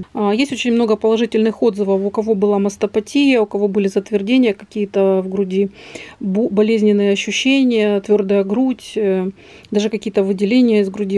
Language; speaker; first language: Russian; native; Russian